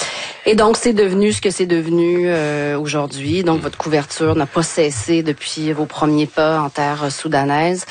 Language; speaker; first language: French; native; French